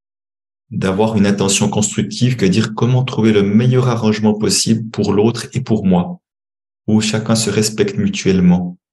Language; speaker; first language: French; native; French